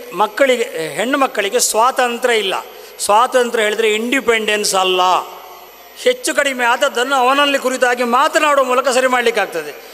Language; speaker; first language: Kannada; non-native, local second language; Tulu